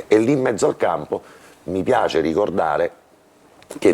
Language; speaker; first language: Italian; native; Italian